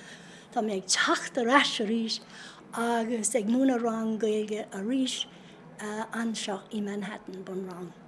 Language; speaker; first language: Irish; non-native, local second language; English